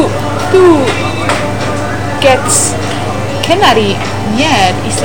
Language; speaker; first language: Icelandic; non-native, learner; English